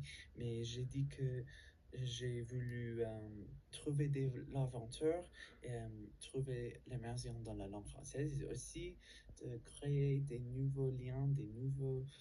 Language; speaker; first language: French; non-native, learner; English